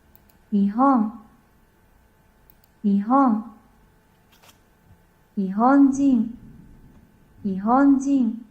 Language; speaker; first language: Japanese; non-native, learner; Indonesian